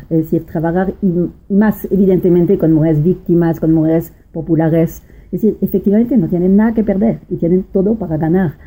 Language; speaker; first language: Spanish; non-native, fluent; French